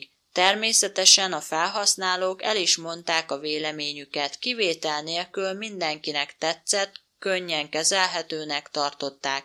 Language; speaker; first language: Hungarian; native; Hungarian